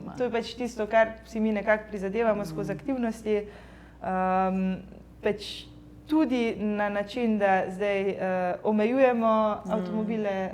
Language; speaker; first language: Slovenian; native; Slovenian